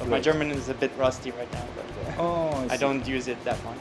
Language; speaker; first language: English; non-native, fluent; Dutch